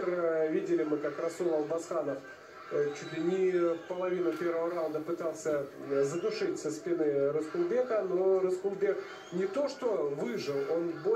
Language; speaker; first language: Russian; native; Russian